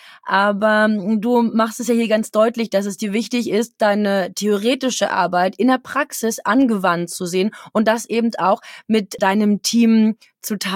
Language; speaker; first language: German; native; German